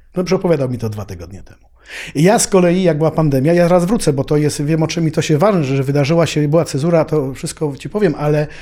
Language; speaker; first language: Polish; native; Polish